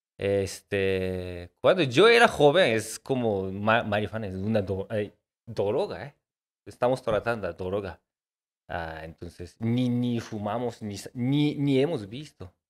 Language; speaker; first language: Spanish; non-native, learner; Japanese